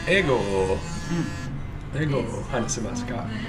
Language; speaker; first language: Japanese; non-native, learner; English